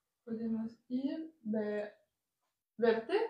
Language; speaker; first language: Spanish; non-native, learner; French